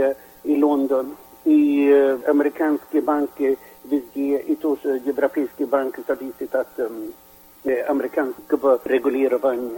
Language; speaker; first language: Russian; non-native, fluent; Swedish